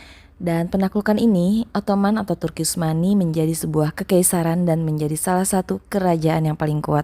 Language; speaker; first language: Indonesian; native; Indonesian